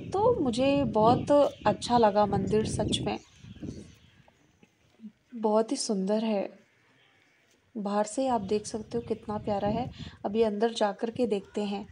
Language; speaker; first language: Hindi; native; Hindi